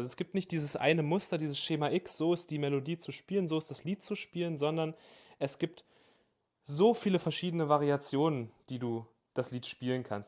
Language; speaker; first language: German; native; German